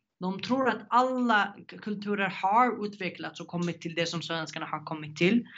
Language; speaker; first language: Swedish; non-native, fluent; Arabic